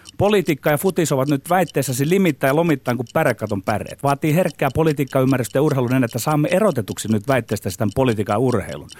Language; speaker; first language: Finnish; native; Finnish